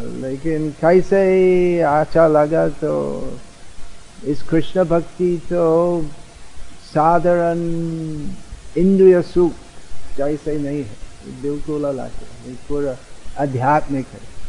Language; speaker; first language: Hindi; non-native, learner; English